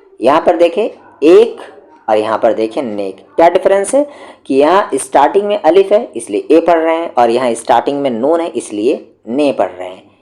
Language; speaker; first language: Urdu; native; Urdu